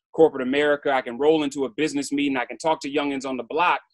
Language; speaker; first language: English; native; English